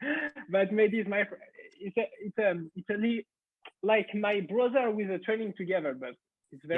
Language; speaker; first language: English; non-native, learner; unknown